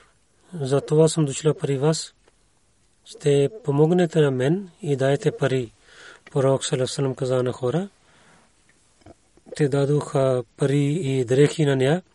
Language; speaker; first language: Bulgarian; non-native, learner; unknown